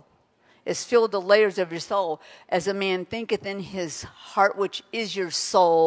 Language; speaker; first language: English; native; English